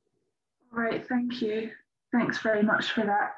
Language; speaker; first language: English; native; English